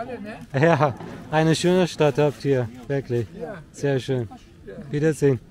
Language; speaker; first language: German; non-native, learner; Arabic